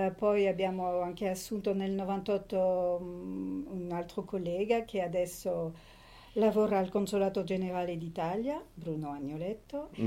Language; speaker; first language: Italian; early bilingual, heritage; Italian